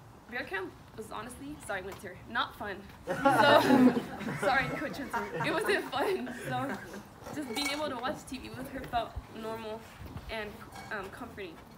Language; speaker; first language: English; early bilingual, other home language; Spanish